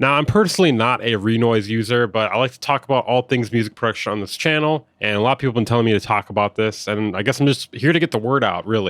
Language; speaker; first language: English; native; English